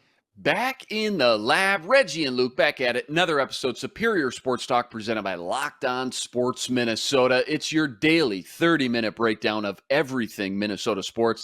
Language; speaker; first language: English; native; English